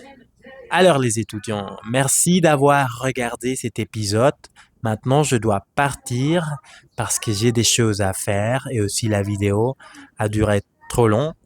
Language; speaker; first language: French; non-native, fluent; Spanish